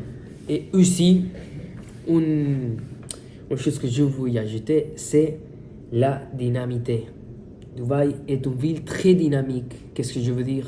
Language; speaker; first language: French; non-native, fluent; Spanish